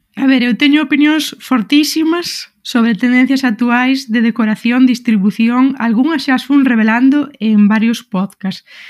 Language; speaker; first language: Galician; non-native, local second language; Spanish